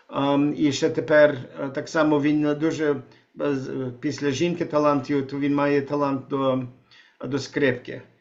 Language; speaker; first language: Ukrainian; early bilingual, heritage; Ukrainian